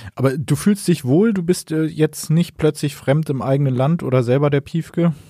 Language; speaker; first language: German; native; German